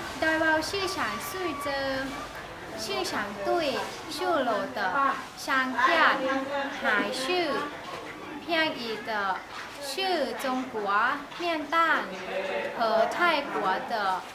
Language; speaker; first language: Chinese; non-native, learner; Thai